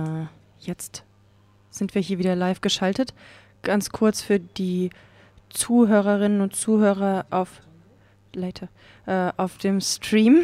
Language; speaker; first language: German; native; German